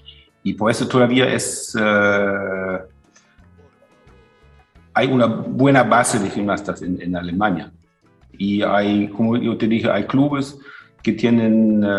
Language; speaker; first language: Spanish; non-native, fluent; German